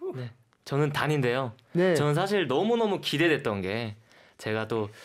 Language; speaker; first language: Korean; native; Korean